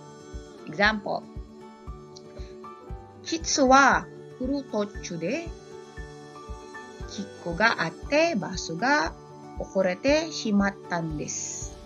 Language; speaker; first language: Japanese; non-native, fluent; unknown